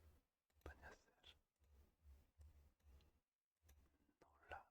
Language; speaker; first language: Basque; non-native, learner; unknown